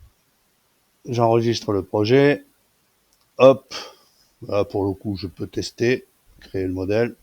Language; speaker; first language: French; native; French